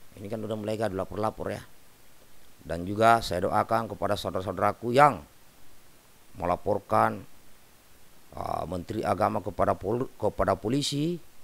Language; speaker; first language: Indonesian; native; Indonesian